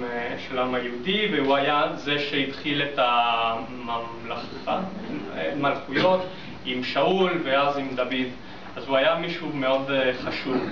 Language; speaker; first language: Hebrew; non-native, fluent; English